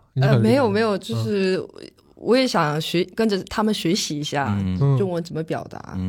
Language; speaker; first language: Chinese; non-native, fluent; Korean